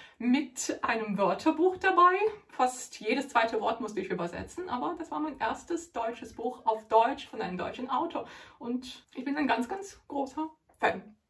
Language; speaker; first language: German; non-native, fluent; Russian